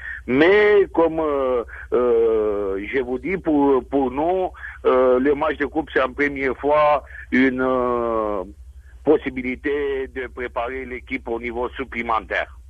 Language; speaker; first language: French; non-native, fluent; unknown